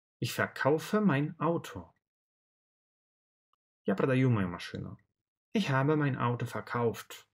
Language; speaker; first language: German; non-native, fluent; Russian